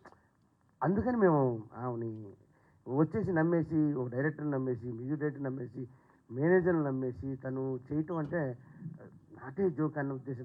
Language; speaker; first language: Telugu; native; Telugu